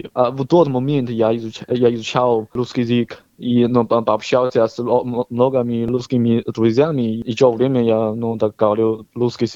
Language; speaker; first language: Russian; non-native, learner; Chinese